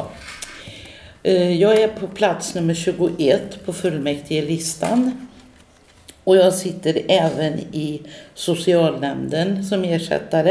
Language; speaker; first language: Swedish; native; Swedish